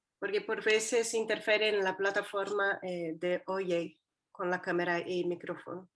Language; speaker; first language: Spanish; non-native, fluent; Portuguese